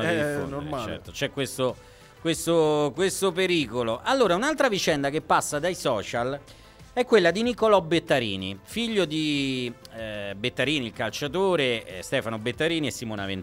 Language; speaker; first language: Italian; native; Italian